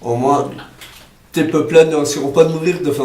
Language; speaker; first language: French; native; French